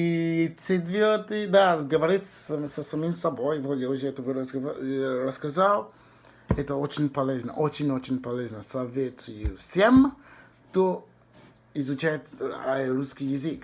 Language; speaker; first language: Russian; non-native, fluent; English